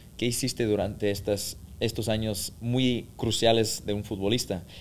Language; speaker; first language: Spanish; early bilingual, heritage; Spanish